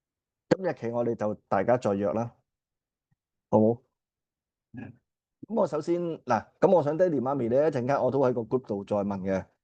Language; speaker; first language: Cantonese; native; Cantonese